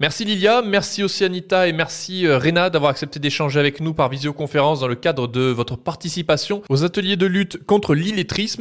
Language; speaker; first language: French; native; French